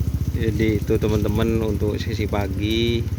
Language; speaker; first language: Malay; non-native, local second language; Madurese